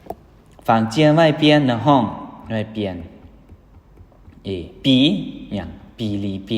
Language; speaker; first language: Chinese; non-native, fluent; Lao